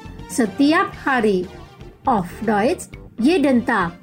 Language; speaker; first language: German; non-native, local second language; Indonesian